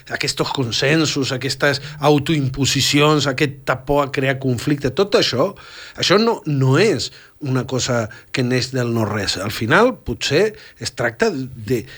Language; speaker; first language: Catalan; early bilingual, other home language; Spanish